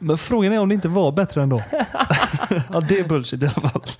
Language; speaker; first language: Swedish; native; Swedish